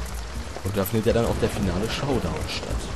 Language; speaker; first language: German; native; German